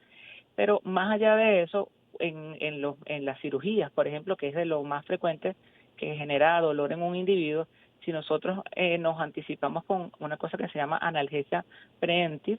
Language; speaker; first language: Spanish; native; Spanish